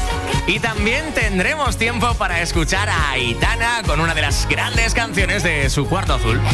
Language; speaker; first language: Spanish; native; Spanish